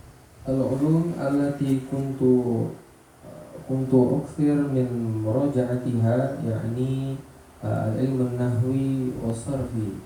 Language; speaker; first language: Arabic; non-native, learner; Indonesian